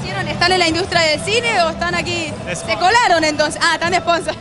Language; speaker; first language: Spanish; native; Spanish